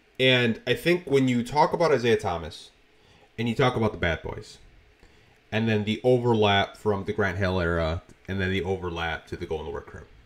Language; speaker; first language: English; native; English